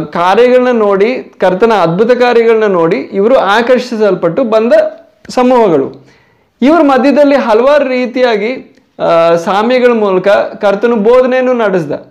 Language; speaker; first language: Kannada; non-native, local second language; Malayalam